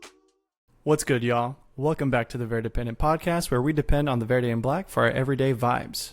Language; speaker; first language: English; native; English